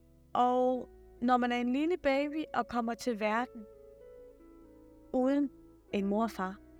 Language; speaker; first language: Danish; native; Danish